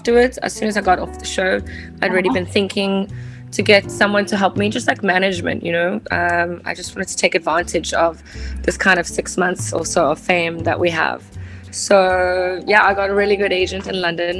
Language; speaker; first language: English; native; English